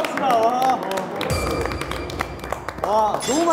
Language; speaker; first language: Korean; native; Korean